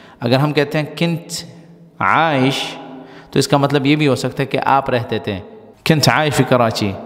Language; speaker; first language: Urdu; non-native, local second language; Pashto